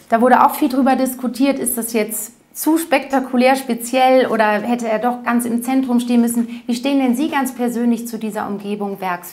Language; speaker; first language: German; native; German